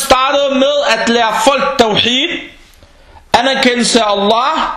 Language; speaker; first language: Danish; non-native, fluent; Arabic